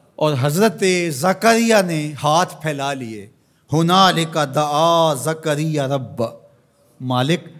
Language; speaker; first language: Urdu; non-native, local second language; Punjabi